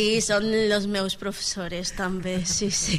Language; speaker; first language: Catalan; non-native, learner; Spanish